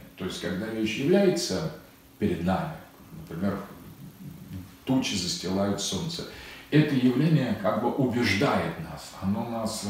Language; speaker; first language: Russian; native; Russian